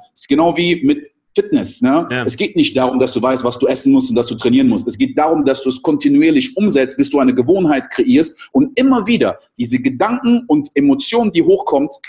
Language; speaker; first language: German; early bilingual, other home language; French